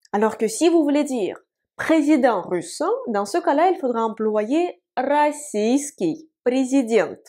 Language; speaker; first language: French; non-native, fluent; Russian